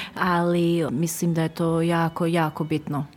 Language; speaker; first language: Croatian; early bilingual, heritage; Serbian